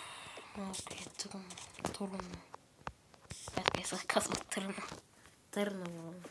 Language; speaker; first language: Bulgarian; non-native, local second language; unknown